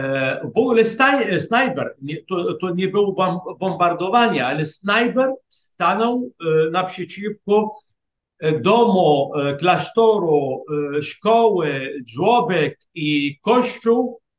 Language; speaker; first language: Polish; non-native, fluent; Arabic